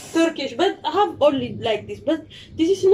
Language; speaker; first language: English; non-native, learner; Amharic